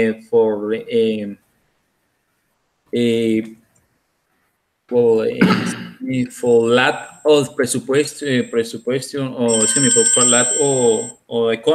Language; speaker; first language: English; non-native, learner; Spanish